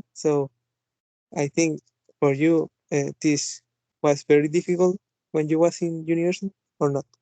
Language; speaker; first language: English; non-native, fluent; Spanish